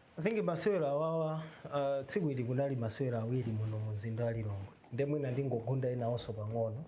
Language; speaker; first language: Nyanja; native; Nyanja